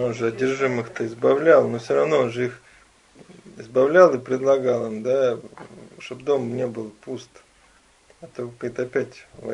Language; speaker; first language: Russian; native; Russian